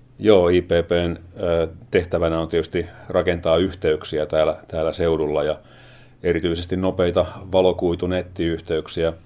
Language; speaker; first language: Finnish; native; Finnish